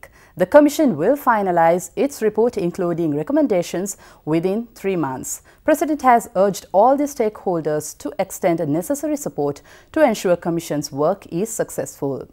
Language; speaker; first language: English; non-native, local second language; Sinhala